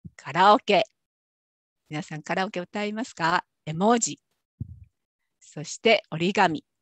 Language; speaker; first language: Japanese; native; Japanese